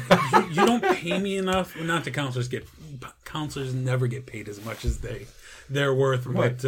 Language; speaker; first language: English; native; English